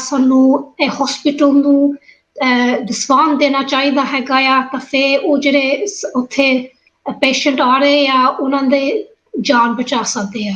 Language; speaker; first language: Punjabi; early bilingual, heritage; Punjabi